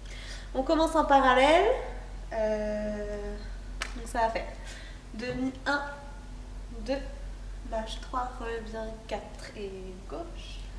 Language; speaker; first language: French; native; French